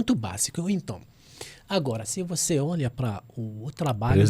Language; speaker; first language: Portuguese; non-native, fluent; Arabic